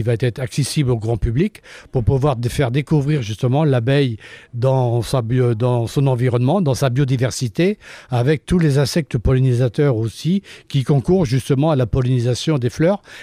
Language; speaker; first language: French; native; French